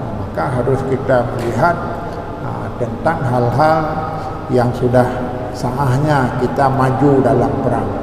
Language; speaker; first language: Malay; non-native, local second language; Achinese